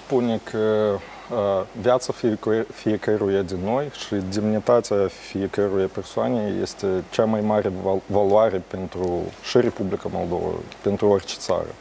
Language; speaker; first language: Romanian; non-native, local second language; Russian